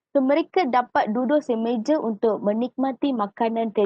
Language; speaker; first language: Malay; native; Malay